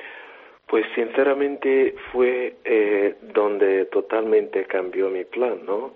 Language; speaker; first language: Spanish; non-native, fluent; Igbo